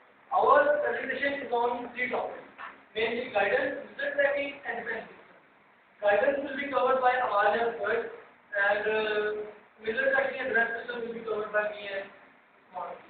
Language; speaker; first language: English; non-native, learner; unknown